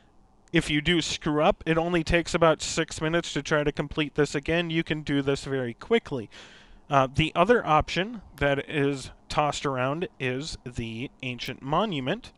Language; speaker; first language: English; native; English